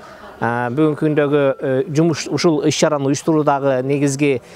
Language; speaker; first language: Kyrgyz; native; Kyrgyz